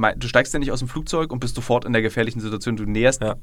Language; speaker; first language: German; native; German